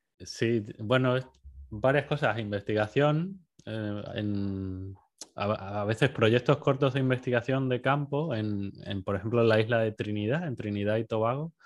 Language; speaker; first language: Spanish; native; Spanish